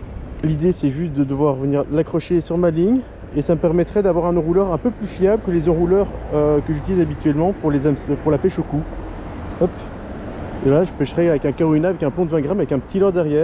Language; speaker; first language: French; native; French